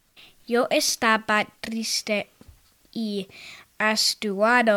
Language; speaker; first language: Spanish; non-native, learner; English